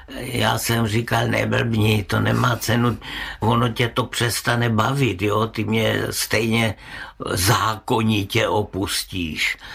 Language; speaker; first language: Czech; native; Czech